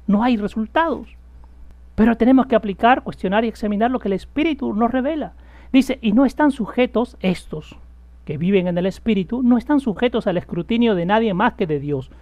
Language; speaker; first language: Spanish; native; Spanish